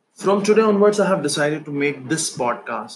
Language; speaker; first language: English; non-native, local second language; Hindi